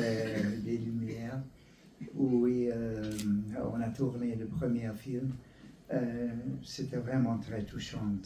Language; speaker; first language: French; non-native, learner; Hungarian